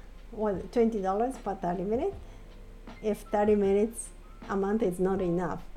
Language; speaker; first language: English; non-native, fluent; Japanese